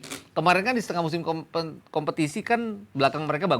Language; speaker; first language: Indonesian; native; Indonesian